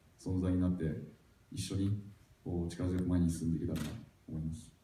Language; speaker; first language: Japanese; native; Japanese